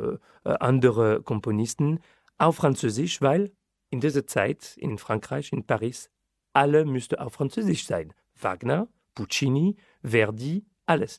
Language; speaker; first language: German; non-native, fluent; French